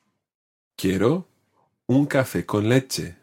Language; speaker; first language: Spanish; non-native, fluent; English